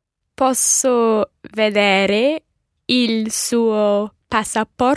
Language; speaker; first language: Italian; non-native, learner; English